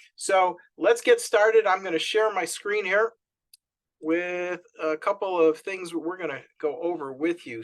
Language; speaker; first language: English; native; English